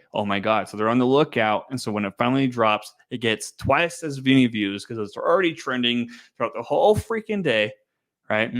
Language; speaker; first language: English; native; English